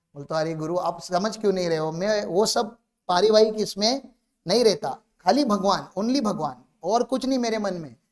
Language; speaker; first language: Hindi; non-native, local second language; Marathi